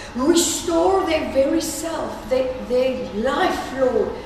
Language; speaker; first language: English; non-native, local second language; Afrikaans